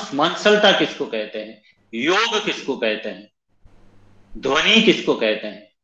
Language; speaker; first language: Hindi; native; Hindi